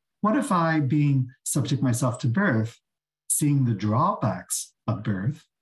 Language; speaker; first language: English; native; English